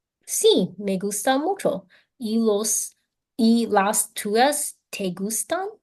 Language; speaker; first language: Spanish; non-native, learner; English